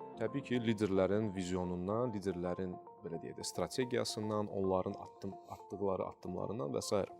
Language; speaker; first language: Azerbaijani; non-native, local second language; Russian